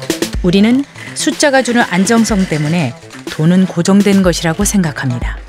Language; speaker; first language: Korean; native; Korean